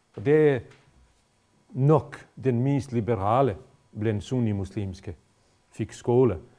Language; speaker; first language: Danish; non-native, fluent; Bosnian